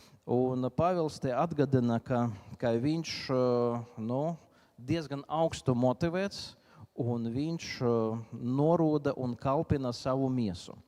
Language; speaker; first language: Latvian; non-native, local second language; Russian